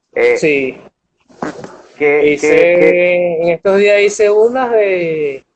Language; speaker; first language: Spanish; native; Spanish